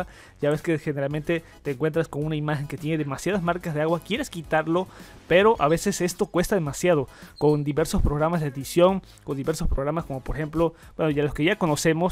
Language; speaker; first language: Spanish; native; Spanish